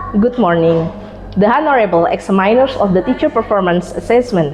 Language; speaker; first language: English; non-native, learner; Indonesian